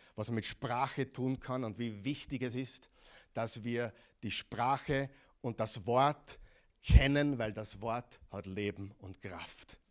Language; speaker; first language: German; non-native, fluent; English